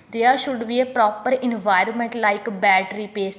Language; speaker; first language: English; non-native, local second language; Punjabi